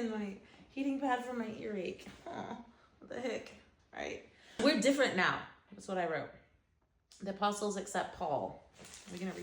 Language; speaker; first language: English; native; English